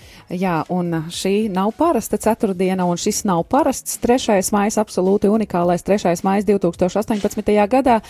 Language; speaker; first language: Latvian; native; Latvian